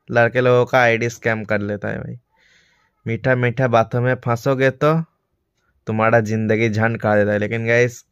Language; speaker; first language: Hindi; non-native, local second language; Bangla